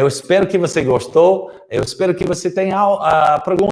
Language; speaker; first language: Portuguese; non-native, fluent; English